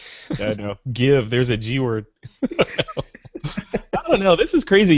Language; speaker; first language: English; native; English